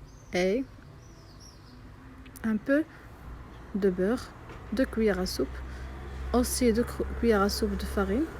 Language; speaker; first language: French; non-native, local second language; Arabic